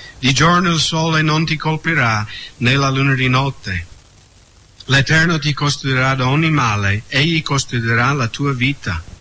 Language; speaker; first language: Italian; non-native, fluent; English